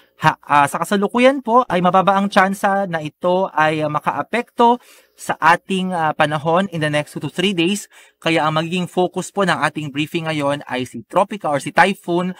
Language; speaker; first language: Filipino; non-native, local second language; Bikol